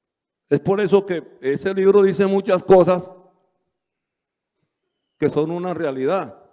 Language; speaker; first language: Spanish; native; Spanish